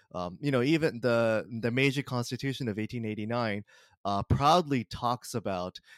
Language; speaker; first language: English; early bilingual, other home language; Japanese